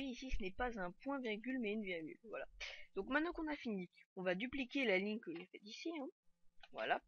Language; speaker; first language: French; native; French